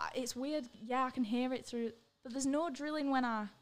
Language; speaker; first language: English; native; English